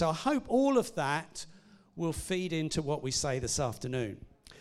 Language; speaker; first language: English; native; English